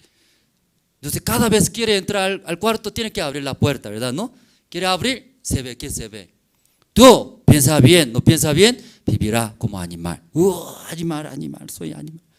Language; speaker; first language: Spanish; non-native, learner; Korean